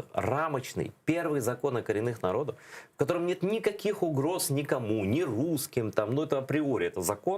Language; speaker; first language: Russian; native; Russian